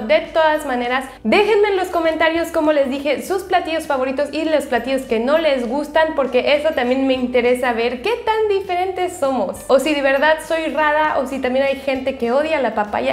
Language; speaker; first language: Spanish; non-native, fluent; French